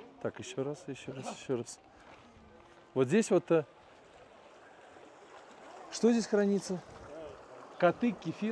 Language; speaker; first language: Russian; native; Russian